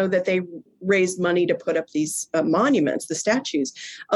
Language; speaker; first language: English; native; English